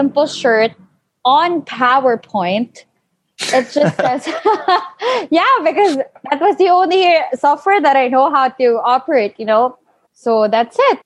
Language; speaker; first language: English; non-native, local second language; Filipino